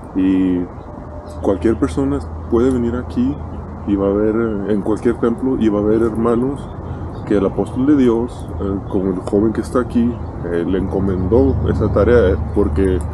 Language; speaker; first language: Spanish; native; Spanish